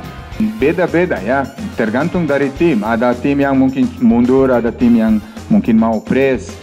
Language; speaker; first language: Indonesian; non-native, fluent; Serbian